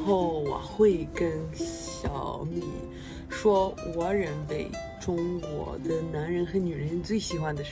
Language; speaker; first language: Chinese; non-native, fluent; French